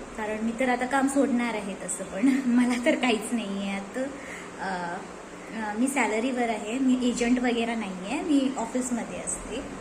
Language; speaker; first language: Marathi; non-native, local second language; Konkani